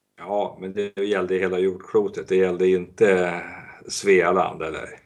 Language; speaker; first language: Swedish; native; Swedish